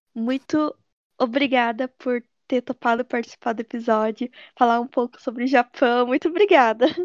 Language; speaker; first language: Portuguese; native; Portuguese